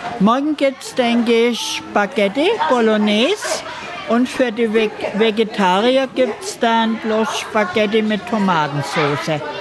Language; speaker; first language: German; native; German